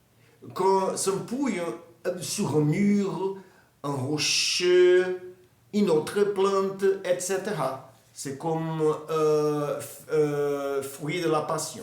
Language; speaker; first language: French; non-native, fluent; Portuguese